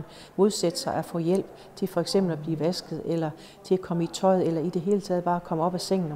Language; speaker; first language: Danish; native; Danish